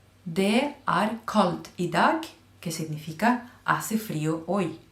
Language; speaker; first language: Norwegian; non-native, fluent; Spanish